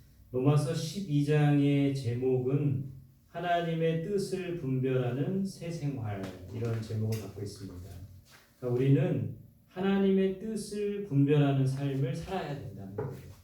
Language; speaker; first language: Korean; native; Korean